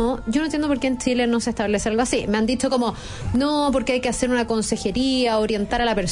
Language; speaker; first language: Spanish; native; Spanish